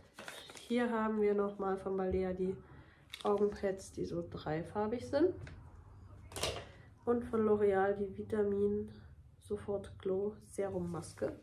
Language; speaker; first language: German; native; German